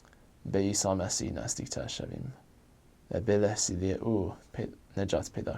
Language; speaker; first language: Persian; non-native, fluent; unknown